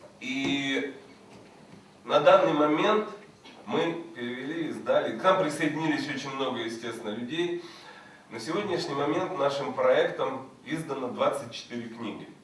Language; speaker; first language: Russian; native; Russian